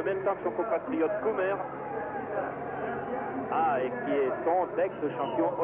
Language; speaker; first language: French; native; French